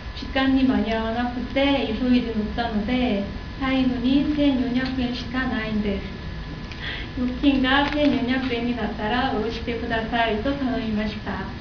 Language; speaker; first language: Japanese; non-native, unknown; Korean